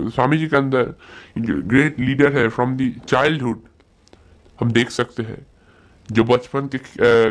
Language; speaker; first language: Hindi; non-native, local second language; Bangla